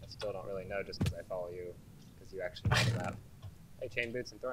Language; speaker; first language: English; native; English